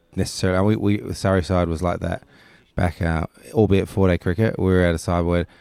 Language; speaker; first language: English; native; English